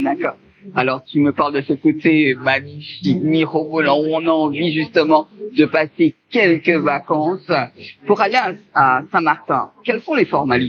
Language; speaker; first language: French; native; French